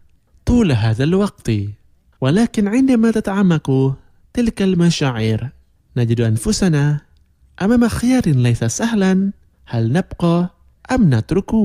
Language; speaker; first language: Arabic; non-native, fluent; Indonesian